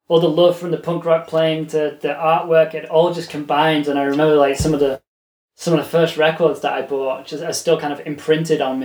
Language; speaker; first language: English; native; English